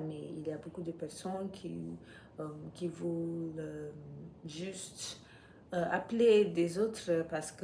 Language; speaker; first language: French; non-native, learner; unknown